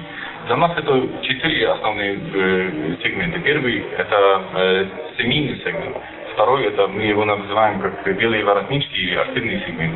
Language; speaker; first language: Russian; non-native, fluent; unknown